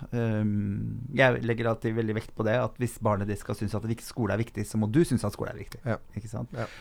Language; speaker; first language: Norwegian; native; Norwegian